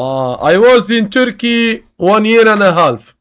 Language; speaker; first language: English; non-native, learner; Arabic